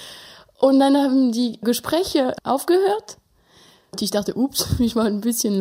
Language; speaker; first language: German; non-native, fluent; French